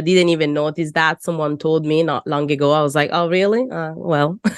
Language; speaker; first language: English; non-native, fluent; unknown